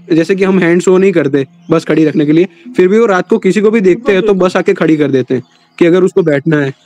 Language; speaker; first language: Hindi; non-native, local second language; Gujarati